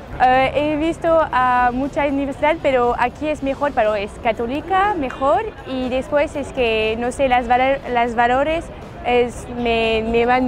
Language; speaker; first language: Spanish; early bilingual, heritage; French